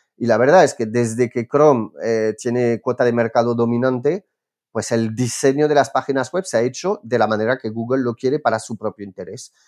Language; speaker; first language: Spanish; non-native, fluent; French